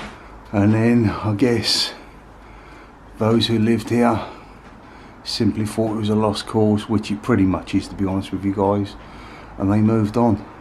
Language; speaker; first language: English; native; English